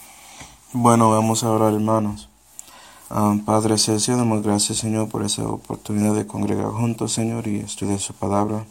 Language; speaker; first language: Spanish; non-native, fluent; English